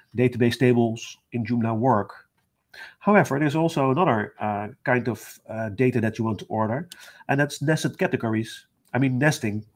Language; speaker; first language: English; non-native, fluent; Dutch